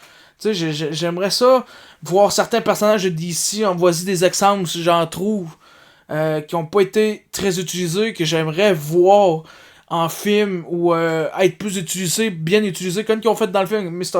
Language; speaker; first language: French; native; French